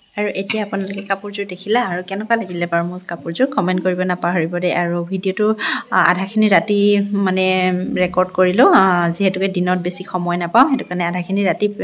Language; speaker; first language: Assamese; non-native, local second language; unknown